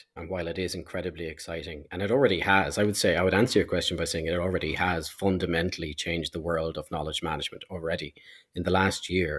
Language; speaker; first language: English; native; English